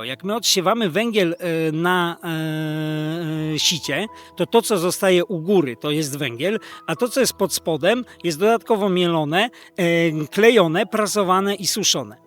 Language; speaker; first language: Polish; native; Polish